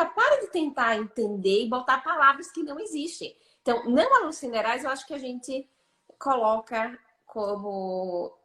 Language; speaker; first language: Portuguese; native; Portuguese